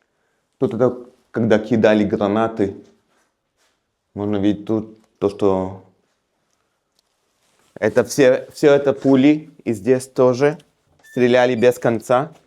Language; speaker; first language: Russian; early bilingual, heritage; Russian